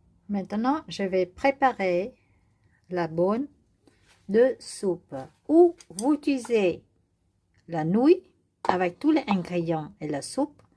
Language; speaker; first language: French; non-native, learner; Vietnamese